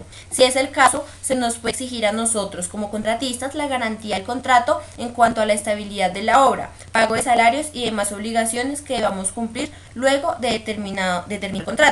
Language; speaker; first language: Spanish; native; Spanish